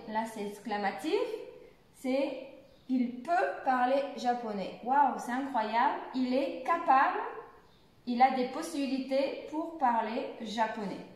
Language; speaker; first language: French; native; French